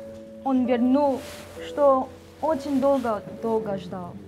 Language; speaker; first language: Russian; non-native, learner; Korean